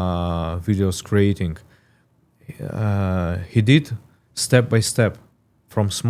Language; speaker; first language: English; non-native, learner; Russian